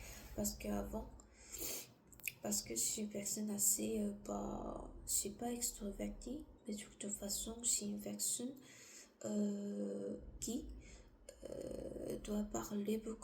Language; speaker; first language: French; non-native, learner; Korean